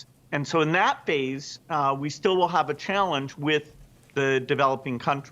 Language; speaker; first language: English; native; English